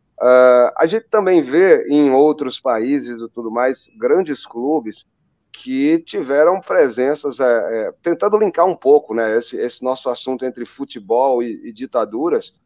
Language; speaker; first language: Portuguese; native; Portuguese